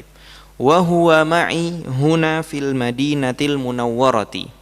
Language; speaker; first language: Arabic; non-native, fluent; Indonesian